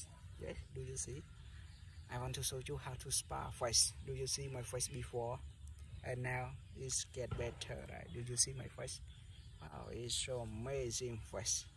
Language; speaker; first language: English; non-native, learner; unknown